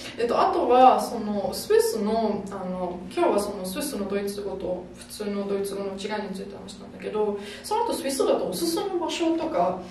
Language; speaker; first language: Japanese; non-native, fluent; German